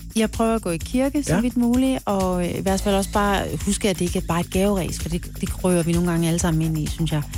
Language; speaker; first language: Danish; native; Danish